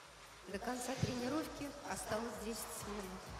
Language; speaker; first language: Russian; native; Russian